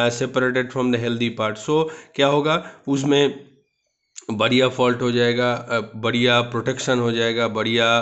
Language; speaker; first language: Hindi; non-native, local second language; Bangla